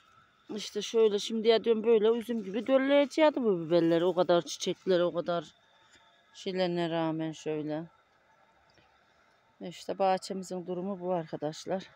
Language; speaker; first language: Turkish; native; Turkish